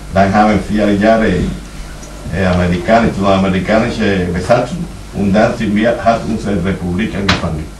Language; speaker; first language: German; non-native, fluent; Spanish